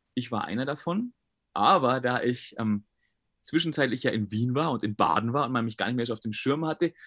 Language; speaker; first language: German; native; German